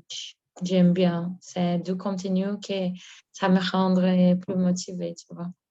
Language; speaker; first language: French; non-native, learner; Portuguese